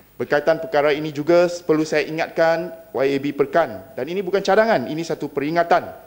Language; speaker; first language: Malay; non-native, local second language; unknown